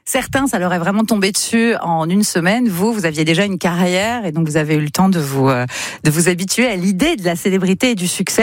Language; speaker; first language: French; native; French